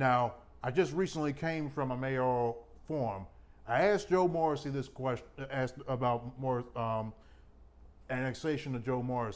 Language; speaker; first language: English; native; English